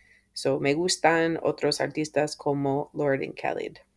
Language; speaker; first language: Spanish; non-native, fluent; English